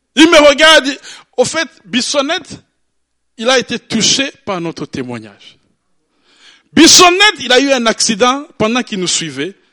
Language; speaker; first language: French; non-native, local second language; Rundi